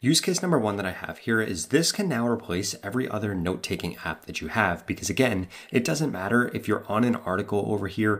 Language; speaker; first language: English; native; English